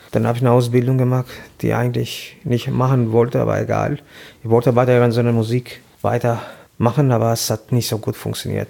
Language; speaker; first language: German; non-native, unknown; Albanian